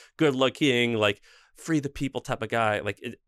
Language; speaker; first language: English; native; English